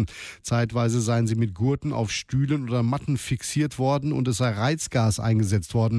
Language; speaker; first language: German; native; German